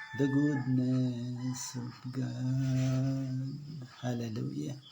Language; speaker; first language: Filipino; native; Filipino